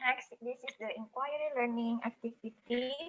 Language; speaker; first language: English; non-native, learner; Indonesian